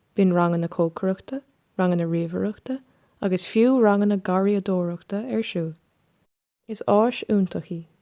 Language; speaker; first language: Irish; non-native, local second language; English